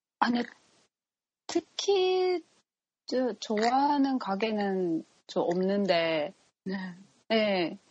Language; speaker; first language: Korean; non-native, learner; Japanese